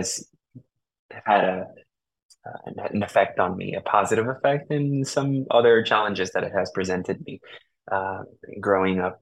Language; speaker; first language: English; early bilingual, other home language; Spanish